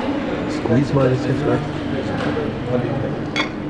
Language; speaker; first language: German; early bilingual, other home language; Turkish